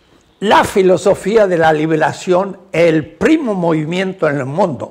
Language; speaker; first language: Italian; non-native, learner; Spanish